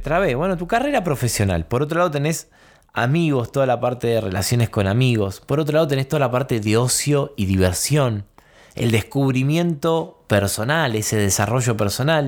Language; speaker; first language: Spanish; native; Spanish